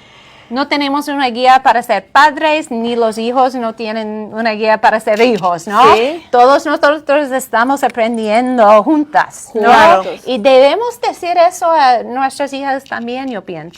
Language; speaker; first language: Spanish; non-native, fluent; English